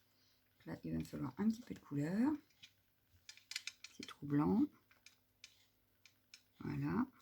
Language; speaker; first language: French; native; French